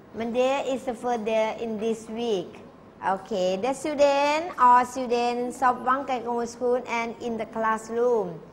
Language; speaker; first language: English; non-native, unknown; Thai